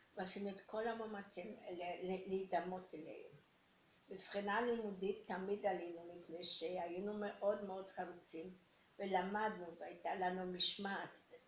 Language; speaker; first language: Hebrew; early bilingual, other home language; Romanian